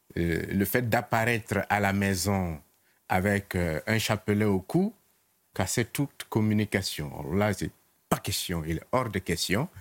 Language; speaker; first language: French; non-native, local second language; Mossi